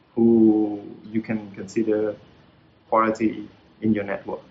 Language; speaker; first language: English; non-native, fluent; Vietnamese